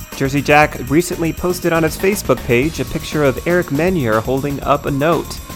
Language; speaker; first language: English; native; English